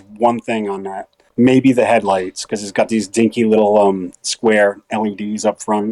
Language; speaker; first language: English; native; English